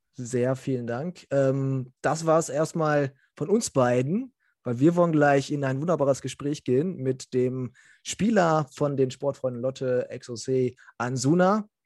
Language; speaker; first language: German; native; German